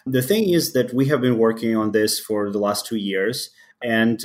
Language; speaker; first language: English; non-native, fluent; Ukrainian